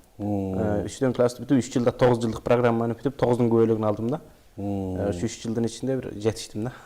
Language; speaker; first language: Kyrgyz; early bilingual, heritage; Kyrgyz